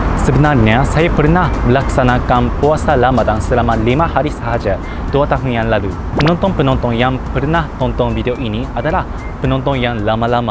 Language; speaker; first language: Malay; non-native, learner; Japanese